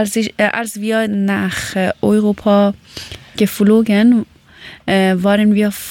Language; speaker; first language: German; non-native, fluent; Persian